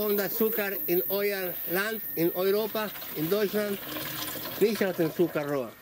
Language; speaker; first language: German; non-native, learner; Spanish